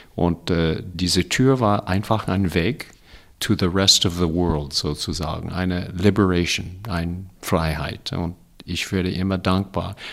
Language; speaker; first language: German; non-native, fluent; English